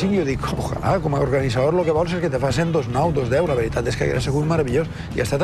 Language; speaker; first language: Catalan; native; Catalan